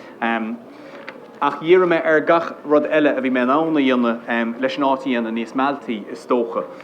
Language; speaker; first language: Irish; non-native, local second language; English